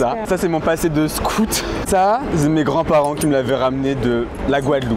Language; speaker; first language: French; native; French